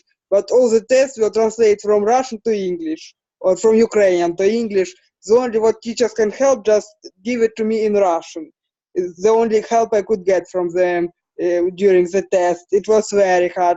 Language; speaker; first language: English; non-native, fluent; Russian